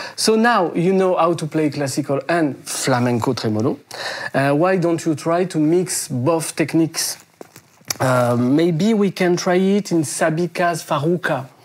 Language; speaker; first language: English; non-native, fluent; French